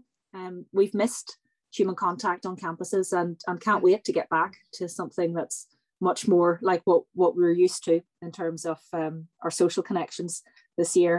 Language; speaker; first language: English; native; English